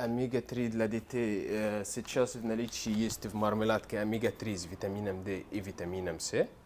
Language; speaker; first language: Russian; non-native, learner; Arabic